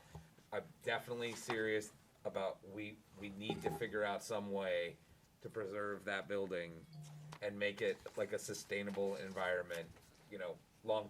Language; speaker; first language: English; native; English